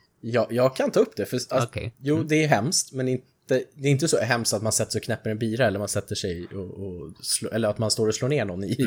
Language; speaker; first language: Swedish; native; Swedish